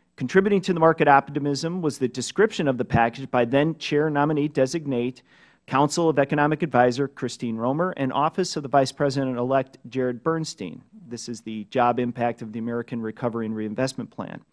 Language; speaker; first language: English; native; English